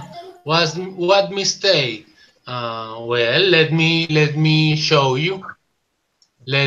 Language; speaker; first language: English; non-native, learner; Spanish